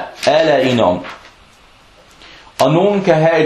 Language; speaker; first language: Danish; non-native, local second language; Arabic